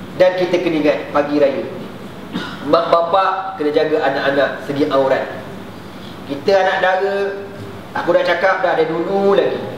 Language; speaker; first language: Malay; native; Malay